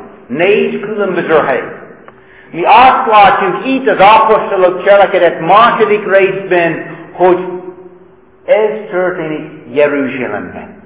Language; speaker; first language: Hungarian; non-native, fluent; English